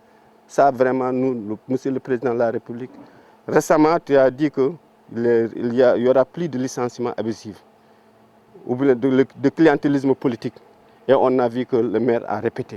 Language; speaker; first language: French; non-native, local second language; Fula